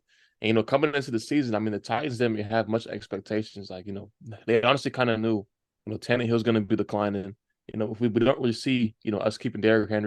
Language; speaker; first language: English; native; English